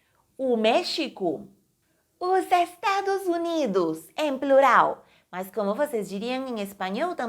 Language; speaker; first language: Portuguese; non-native, fluent; Spanish